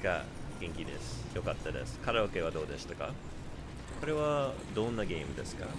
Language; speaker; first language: Japanese; non-native, learner; English